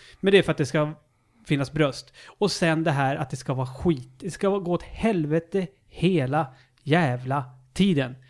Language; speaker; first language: Swedish; native; Swedish